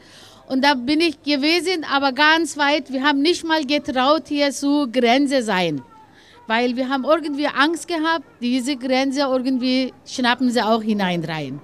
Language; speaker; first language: German; early bilingual, other home language; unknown